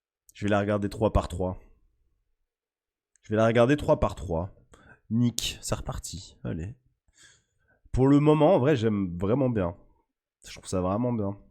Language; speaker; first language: French; native; French